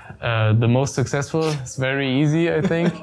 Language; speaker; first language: English; non-native, fluent; German